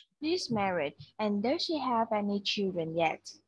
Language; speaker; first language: English; non-native, fluent; Vietnamese